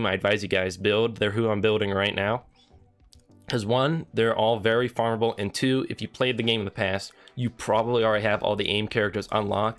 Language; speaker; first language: English; native; English